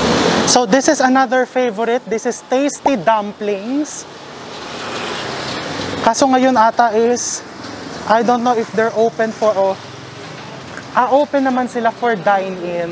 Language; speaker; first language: English; non-native, local second language; Filipino